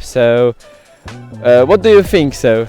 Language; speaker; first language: English; non-native, learner; Polish